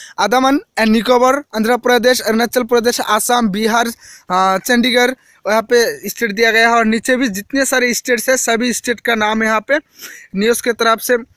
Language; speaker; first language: Hindi; non-native, local second language; Assamese